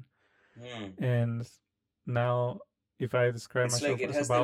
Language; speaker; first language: English; non-native, fluent; Spanish